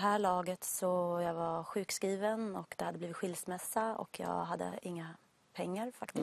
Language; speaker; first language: Swedish; native; Swedish